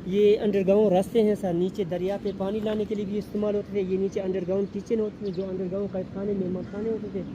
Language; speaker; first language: Urdu; non-native, local second language; Khowar